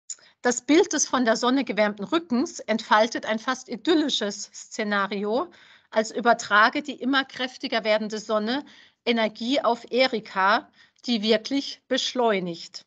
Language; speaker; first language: German; native; German